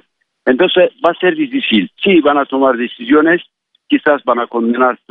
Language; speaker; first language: Spanish; non-native, fluent; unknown